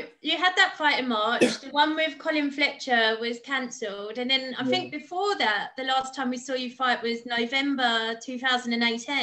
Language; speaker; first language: English; native; English